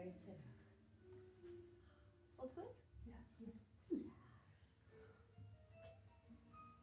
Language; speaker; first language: Dutch; non-native, fluent; Latvian